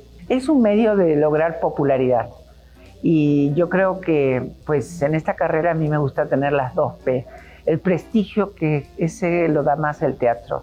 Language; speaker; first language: Spanish; native; Spanish